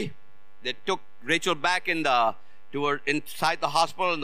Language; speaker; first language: English; non-native, local second language; Hindi